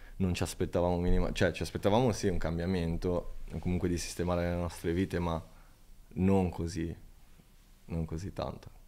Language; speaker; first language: Italian; native; Italian